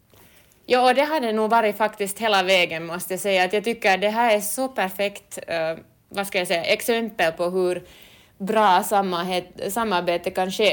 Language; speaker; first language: Swedish; native; Swedish